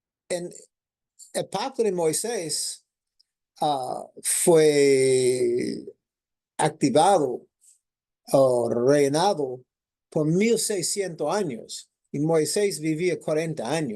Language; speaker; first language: Spanish; non-native, fluent; English